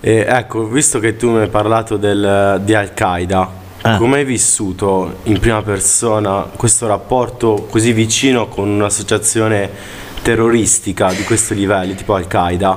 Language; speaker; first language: Italian; native; Italian